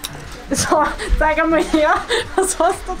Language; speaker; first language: German; native; German